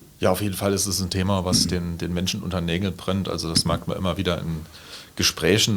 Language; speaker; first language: German; native; German